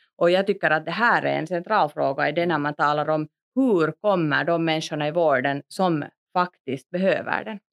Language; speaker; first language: Swedish; native; Swedish